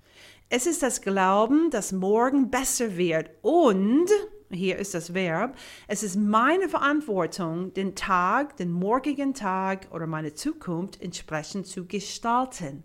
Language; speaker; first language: German; non-native, fluent; English